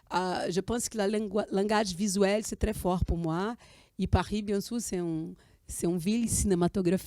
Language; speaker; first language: French; non-native, fluent; Portuguese